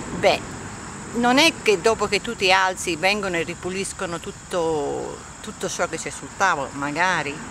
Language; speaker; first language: Italian; early bilingual, heritage; Italian